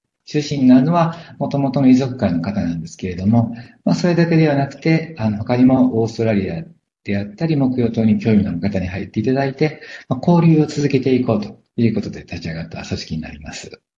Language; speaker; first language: Japanese; native; Japanese